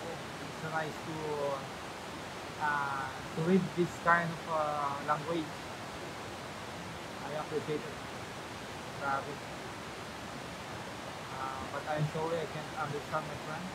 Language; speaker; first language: English; non-native, local second language; Filipino